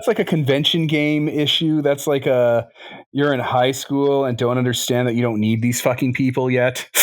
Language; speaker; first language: English; native; English